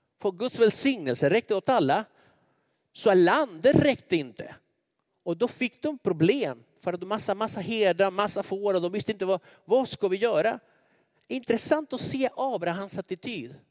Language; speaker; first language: Swedish; non-native, fluent; Spanish